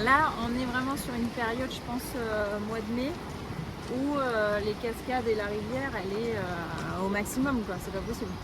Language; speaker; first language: French; native; French